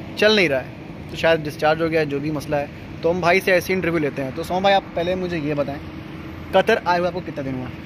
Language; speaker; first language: Hindi; native; Hindi